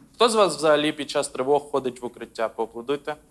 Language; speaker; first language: Ukrainian; non-native, local second language; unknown